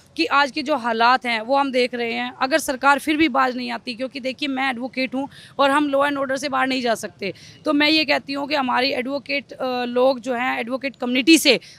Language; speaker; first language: Hindi; native; Hindi